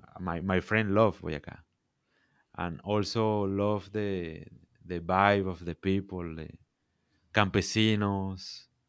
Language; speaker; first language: English; non-native, learner; Spanish